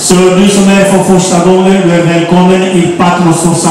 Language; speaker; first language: Swedish; non-native, fluent; Lingala